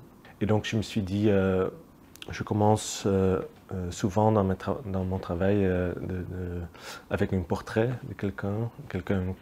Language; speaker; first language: French; non-native, local second language; Dutch